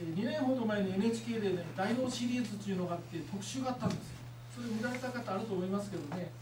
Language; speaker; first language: Japanese; native; Japanese